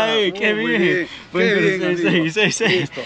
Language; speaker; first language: Spanish; non-native, learner; English